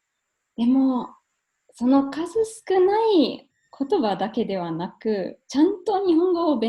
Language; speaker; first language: Japanese; non-native, fluent; German